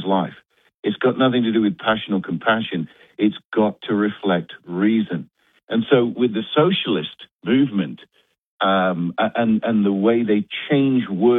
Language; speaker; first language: English; native; English